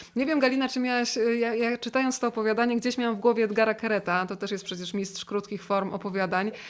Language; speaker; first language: Polish; native; Polish